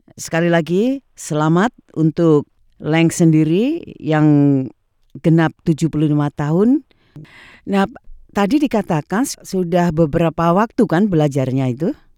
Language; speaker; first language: Indonesian; native; Indonesian